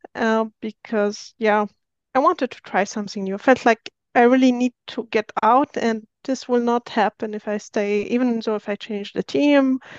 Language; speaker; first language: English; non-native, fluent; Arabic